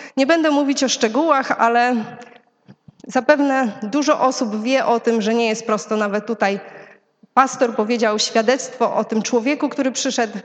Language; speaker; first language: Polish; native; Polish